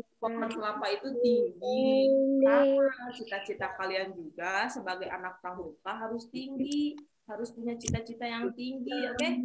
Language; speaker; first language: Indonesian; native; Indonesian